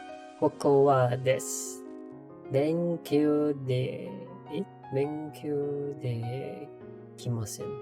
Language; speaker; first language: Japanese; non-native, learner; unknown